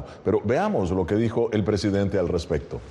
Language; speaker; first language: Spanish; native; Spanish